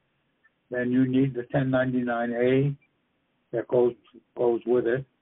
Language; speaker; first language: English; native; English